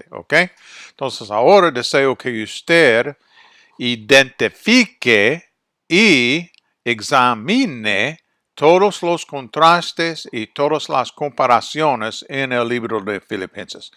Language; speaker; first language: Spanish; non-native, fluent; English